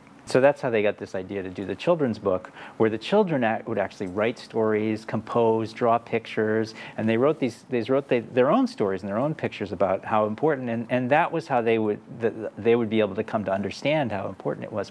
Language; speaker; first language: English; native; English